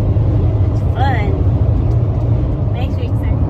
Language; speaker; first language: English; native; English